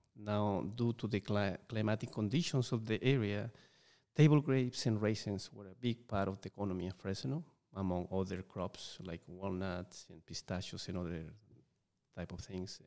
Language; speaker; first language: English; non-native, fluent; Spanish